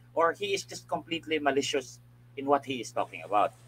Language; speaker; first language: English; non-native, local second language; Filipino